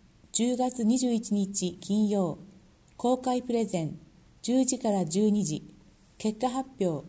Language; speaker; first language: Japanese; native; Japanese